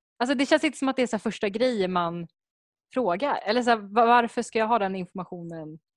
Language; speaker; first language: Swedish; native; Swedish